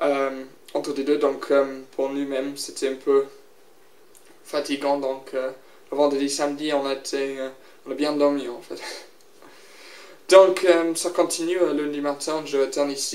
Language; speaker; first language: French; non-native, learner; English